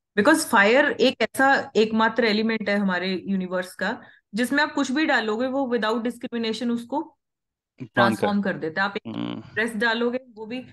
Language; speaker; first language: Hindi; non-native, local second language; Punjabi